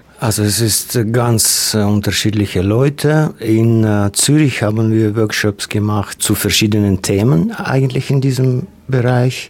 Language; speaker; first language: German; non-native, fluent; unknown